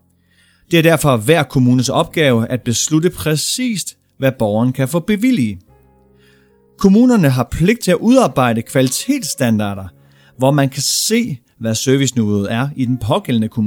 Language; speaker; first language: Danish; native; Danish